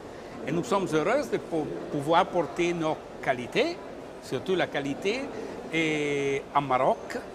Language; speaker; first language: French; non-native, learner; Italian